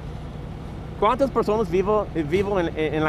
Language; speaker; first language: Spanish; non-native, learner; English